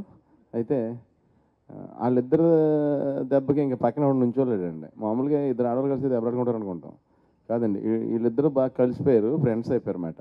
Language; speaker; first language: Telugu; native; Telugu